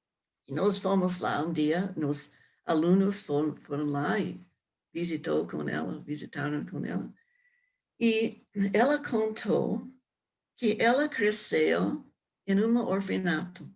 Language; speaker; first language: Portuguese; non-native, learner; English